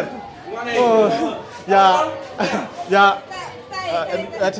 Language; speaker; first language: Portuguese; non-native, fluent; Vietnamese